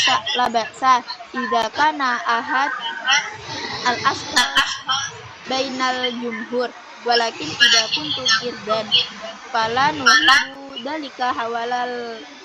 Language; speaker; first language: Arabic; non-native, learner; Indonesian